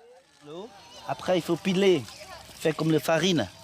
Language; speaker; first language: French; non-native, local second language; Lao